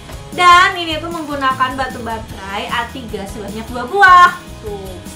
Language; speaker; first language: Indonesian; native; Indonesian